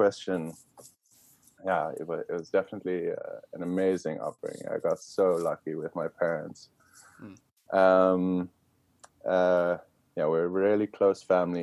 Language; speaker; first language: English; native; English